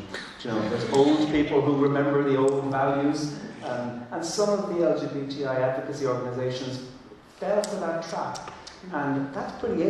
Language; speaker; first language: English; non-native, local second language; Irish